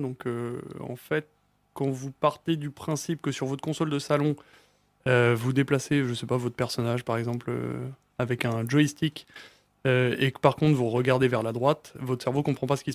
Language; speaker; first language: French; native; French